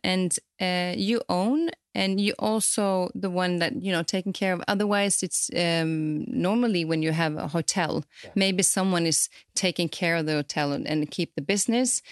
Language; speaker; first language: English; non-native, fluent; Swedish